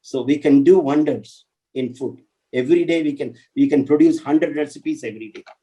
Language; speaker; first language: English; non-native, local second language; Tamil